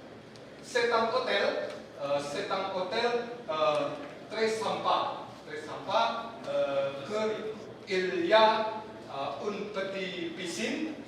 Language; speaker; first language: French; non-native, learner; Indonesian